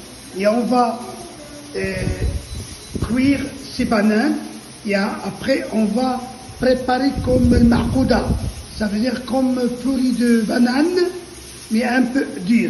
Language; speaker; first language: French; non-native, local second language; Arabic